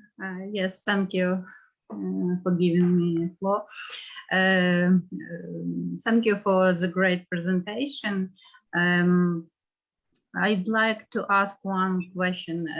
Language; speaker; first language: English; non-native, fluent; Ukrainian